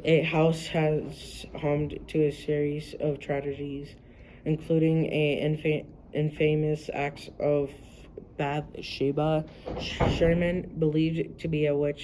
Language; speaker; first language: English; native; English